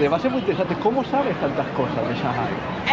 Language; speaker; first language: Spanish; native; Spanish